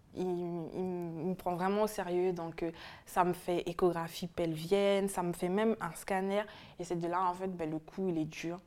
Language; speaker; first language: French; native; French